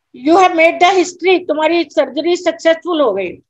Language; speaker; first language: Hindi; native; Hindi